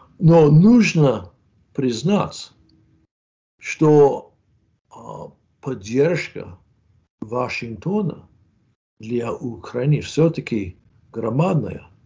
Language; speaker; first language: Russian; non-native, fluent; English